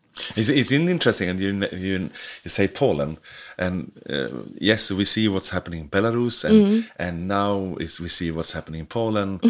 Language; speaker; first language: English; non-native, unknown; Swedish